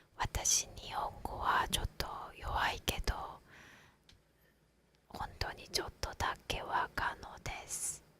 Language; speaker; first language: Japanese; non-native, learner; Korean